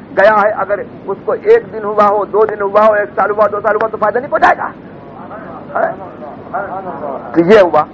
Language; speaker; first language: Urdu; native; Urdu